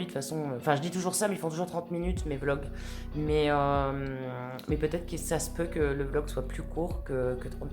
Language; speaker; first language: French; native; French